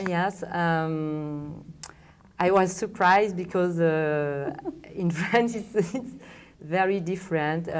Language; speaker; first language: English; non-native, learner; French